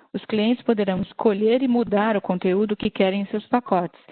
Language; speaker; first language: Portuguese; non-native, fluent; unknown